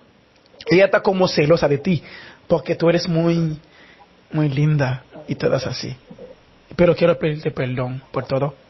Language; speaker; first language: Spanish; non-native, learner; Haitian Creole